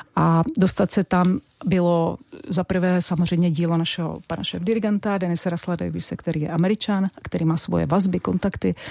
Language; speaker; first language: Czech; native; Czech